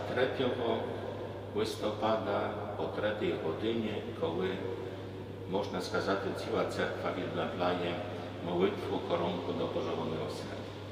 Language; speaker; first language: Ukrainian; non-native, fluent; Polish